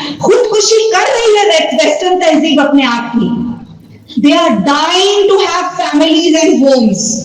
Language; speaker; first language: Urdu; native; Urdu